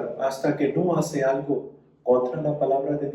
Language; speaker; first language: Spanish; non-native, fluent; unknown